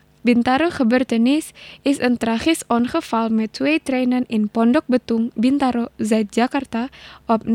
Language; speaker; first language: Dutch; non-native, learner; Indonesian